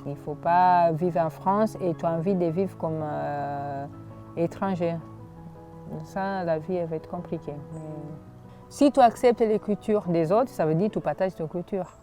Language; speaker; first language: French; non-native, fluent; Swahili